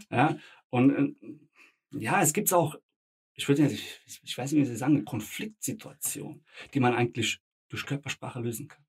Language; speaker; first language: German; early bilingual, other home language; Bosnian